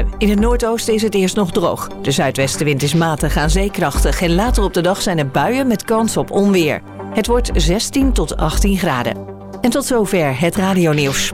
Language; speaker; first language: Dutch; native; Dutch